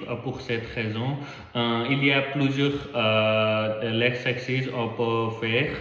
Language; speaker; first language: French; non-native, learner; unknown